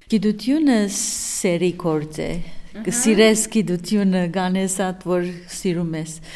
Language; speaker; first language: Armenian; early bilingual, heritage; Arabic